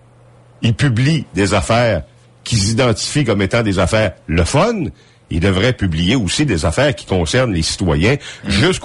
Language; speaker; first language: French; native; French